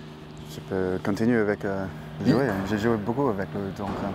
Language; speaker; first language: French; non-native, learner; English